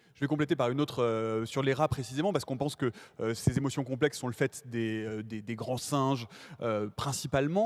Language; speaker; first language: French; native; French